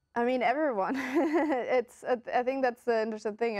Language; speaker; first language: English; early bilingual, other home language; Spanish